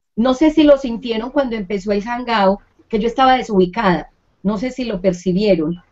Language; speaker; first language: Spanish; native; Spanish